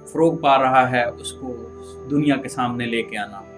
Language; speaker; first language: Urdu; non-native, local second language; Punjabi